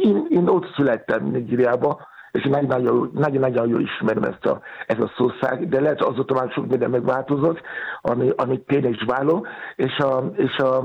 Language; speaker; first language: Hungarian; non-native, learner; Yoruba